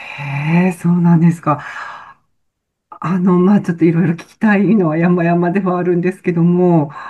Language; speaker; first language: Japanese; native; Japanese